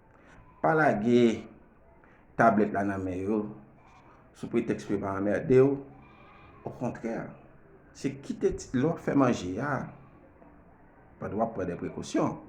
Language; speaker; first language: French; non-native, learner; Haitian Creole